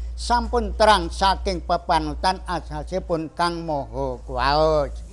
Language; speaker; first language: Javanese; native; Javanese